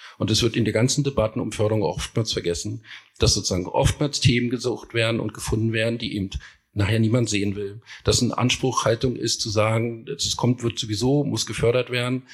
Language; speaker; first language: German; native; German